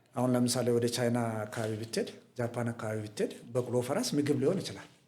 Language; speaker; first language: Amharic; non-native, local second language; Hadiyya